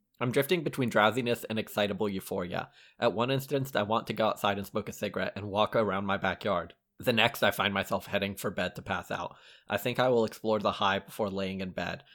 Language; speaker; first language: English; early bilingual, other home language; Arabic